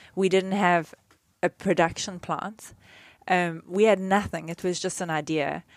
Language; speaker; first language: English; native; English